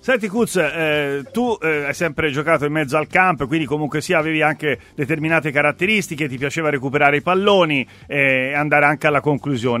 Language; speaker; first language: Italian; native; Italian